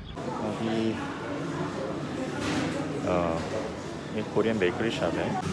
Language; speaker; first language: Hindi; non-native, fluent; Korean